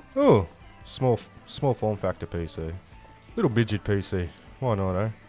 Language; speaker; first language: English; native; English